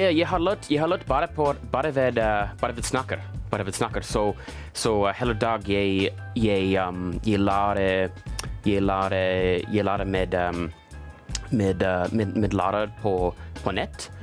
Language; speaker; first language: Norwegian; non-native, learner; English